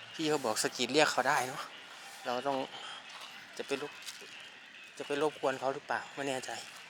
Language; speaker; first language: Thai; native; Thai